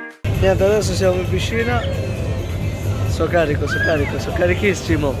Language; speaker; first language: Italian; early bilingual, other home language; Filipino